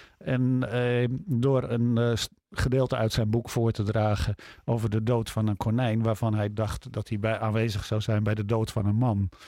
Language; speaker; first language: Dutch; native; Dutch